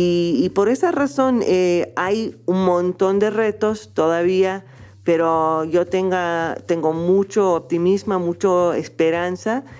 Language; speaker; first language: Spanish; non-native, fluent; English